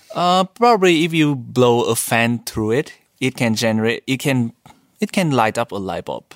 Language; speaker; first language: English; non-native, fluent; Vietnamese